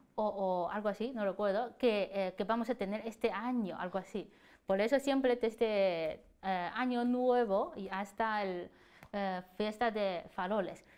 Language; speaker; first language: Spanish; non-native, learner; Chinese